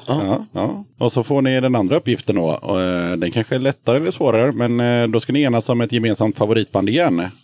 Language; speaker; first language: Swedish; native; Swedish